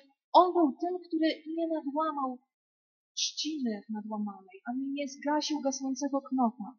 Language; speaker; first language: Polish; native; Polish